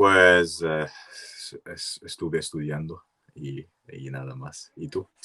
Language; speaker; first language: Spanish; non-native, learner; English